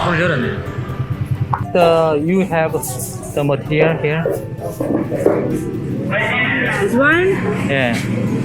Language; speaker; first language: English; non-native, learner; Korean